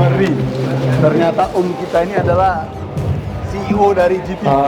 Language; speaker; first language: Indonesian; native; Indonesian